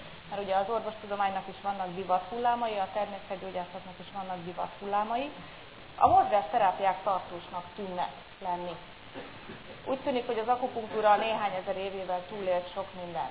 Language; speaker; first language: Hungarian; native; Hungarian